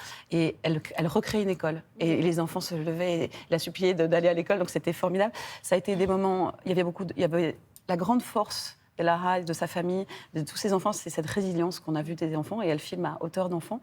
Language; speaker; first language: French; native; French